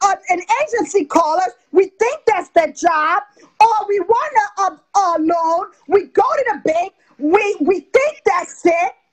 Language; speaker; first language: English; early bilingual, other home language; French